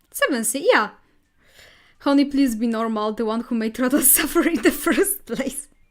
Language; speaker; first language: English; non-native, fluent; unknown